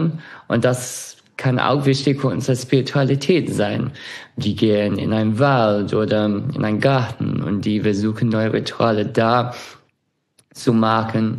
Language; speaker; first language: German; non-native, fluent; English